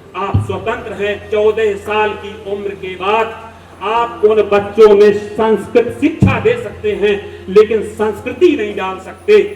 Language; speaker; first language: Hindi; native; Hindi